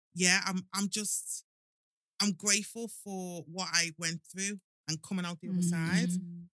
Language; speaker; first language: English; native; English